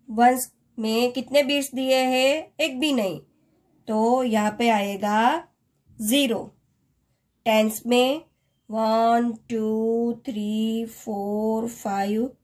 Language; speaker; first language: Hindi; non-native, local second language; Gujarati